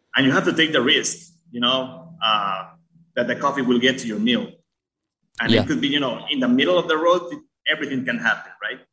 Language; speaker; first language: English; early bilingual, other home language; Spanish